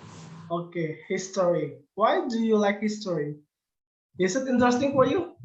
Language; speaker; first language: English; non-native, learner; Indonesian